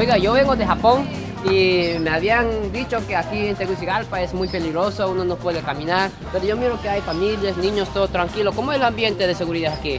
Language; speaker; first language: Spanish; non-native, fluent; Japanese